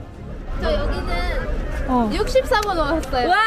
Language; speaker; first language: Korean; non-native, fluent; Arabic